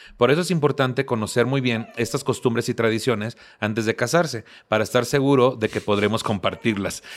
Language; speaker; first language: Spanish; native; Spanish